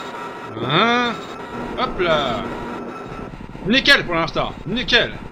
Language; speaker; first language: French; native; French